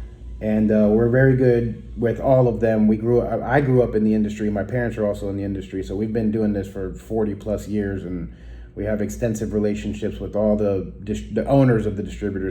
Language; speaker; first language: English; native; English